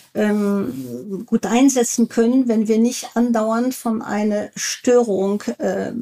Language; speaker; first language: German; non-native, fluent; French